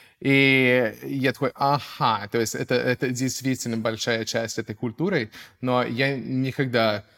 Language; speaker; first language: Russian; non-native, fluent; English